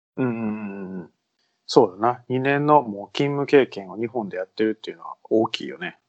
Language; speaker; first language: Japanese; native; Japanese